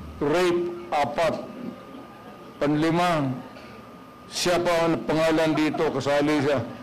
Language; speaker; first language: Filipino; non-native, local second language; Cebuano